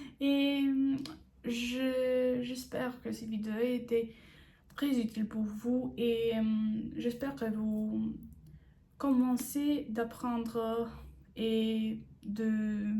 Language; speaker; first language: French; non-native, learner; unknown